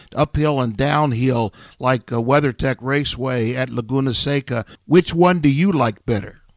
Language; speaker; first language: English; native; English